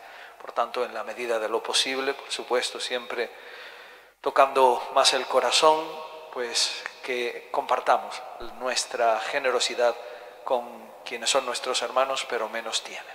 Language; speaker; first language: Spanish; native; Spanish